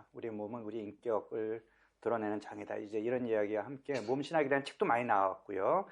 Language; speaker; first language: Korean; native; Korean